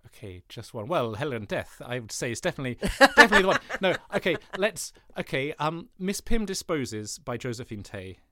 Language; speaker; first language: English; native; English